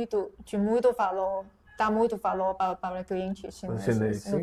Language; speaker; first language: Portuguese; non-native, fluent; Chinese